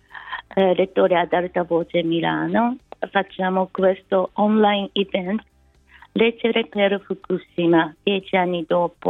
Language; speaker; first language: Italian; non-native, fluent; Japanese